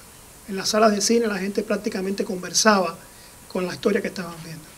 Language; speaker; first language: Spanish; native; Spanish